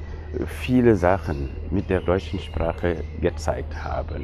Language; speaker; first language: German; non-native, fluent; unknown